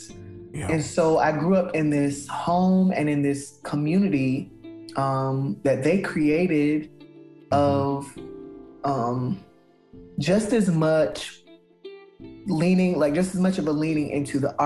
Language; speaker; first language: English; native; English